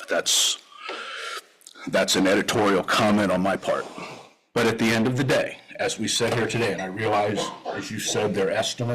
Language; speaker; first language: English; native; English